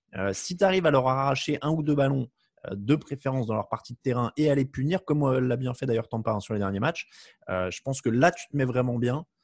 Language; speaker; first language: French; native; French